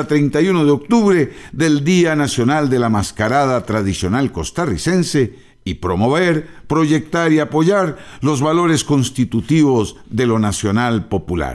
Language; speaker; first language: Spanish; native; Spanish